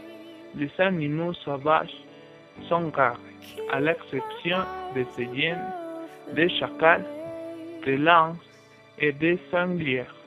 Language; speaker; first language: French; non-native, learner; Spanish